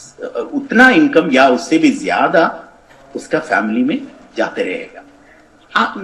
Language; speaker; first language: Hindi; non-native, fluent; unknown